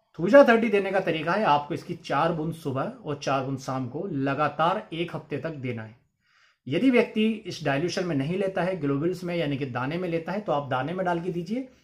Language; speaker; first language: Hindi; native; Hindi